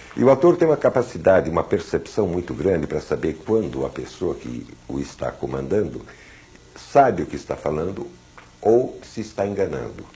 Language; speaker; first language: Portuguese; early bilingual, other home language; German